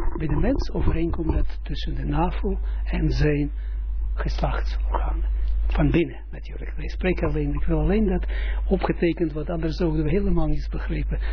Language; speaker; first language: Dutch; non-native, fluent; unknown